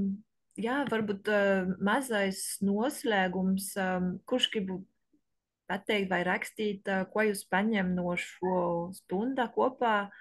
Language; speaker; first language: Latvian; non-native, learner; French